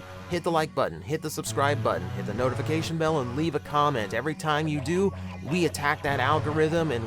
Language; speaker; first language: English; native; English